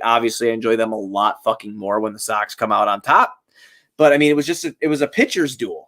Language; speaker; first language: English; native; English